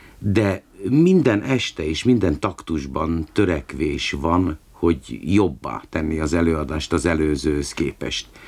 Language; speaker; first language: Hungarian; native; Hungarian